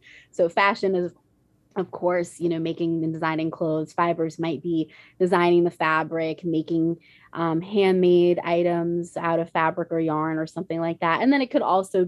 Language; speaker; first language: English; native; English